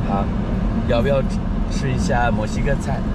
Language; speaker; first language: Chinese; non-native, learner; English